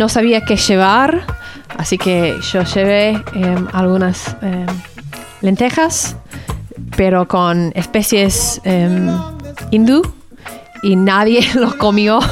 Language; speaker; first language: Spanish; non-native, learner; English